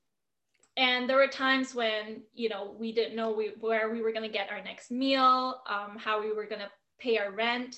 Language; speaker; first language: English; non-native, local second language; Filipino